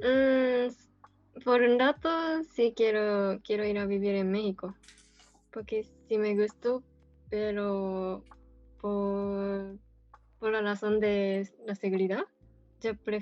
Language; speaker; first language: Spanish; non-native, fluent; Japanese